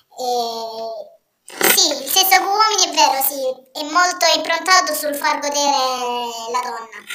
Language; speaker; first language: Italian; native; Italian